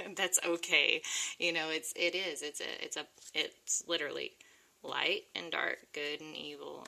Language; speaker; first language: English; native; English